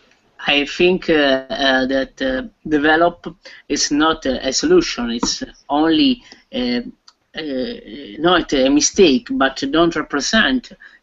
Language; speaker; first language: English; non-native, learner; Italian